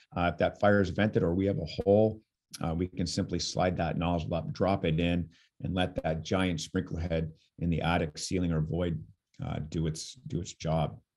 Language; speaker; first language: English; native; English